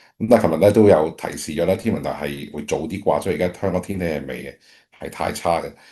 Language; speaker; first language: Cantonese; native; Cantonese